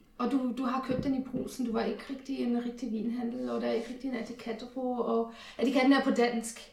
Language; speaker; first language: Danish; non-native, fluent; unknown